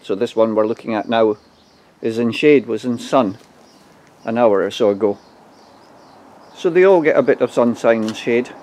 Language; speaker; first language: English; native; English